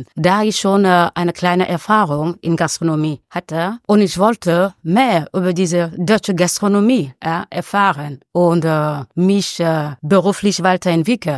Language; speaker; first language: German; non-native, learner; French